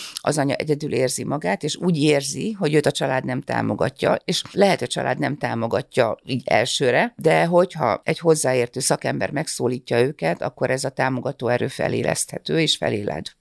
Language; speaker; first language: Hungarian; early bilingual, other home language; Russian